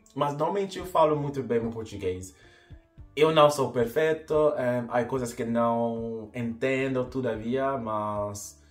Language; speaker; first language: Portuguese; non-native, fluent; English